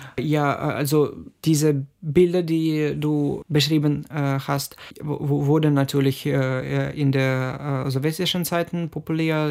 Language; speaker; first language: German; non-native, fluent; Ukrainian